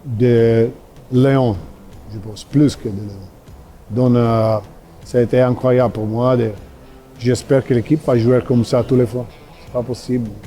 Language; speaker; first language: French; non-native, fluent; Italian